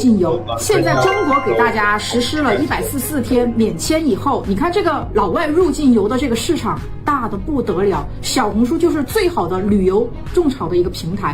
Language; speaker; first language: Chinese; native; Chinese